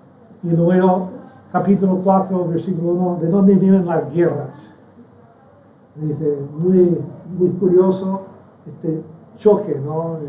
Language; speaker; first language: Spanish; non-native, fluent; English